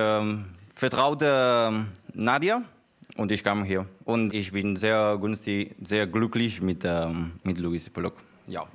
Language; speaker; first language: German; non-native, learner; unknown